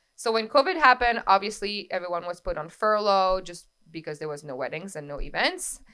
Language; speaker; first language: English; non-native, fluent; French